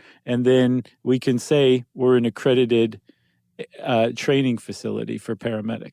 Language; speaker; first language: English; native; English